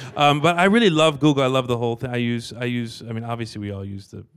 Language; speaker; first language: English; native; English